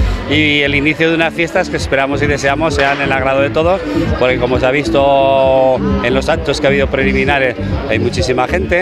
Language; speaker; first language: Spanish; native; Spanish